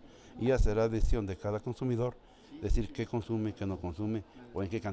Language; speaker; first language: Spanish; native; Spanish